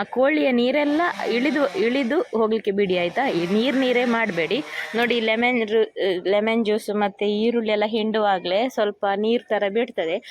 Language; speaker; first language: Kannada; native; Kannada